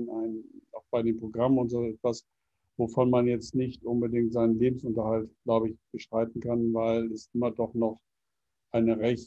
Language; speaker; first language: German; native; German